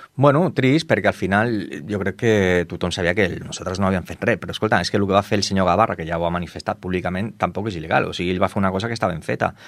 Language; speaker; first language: Catalan; non-native, local second language; Spanish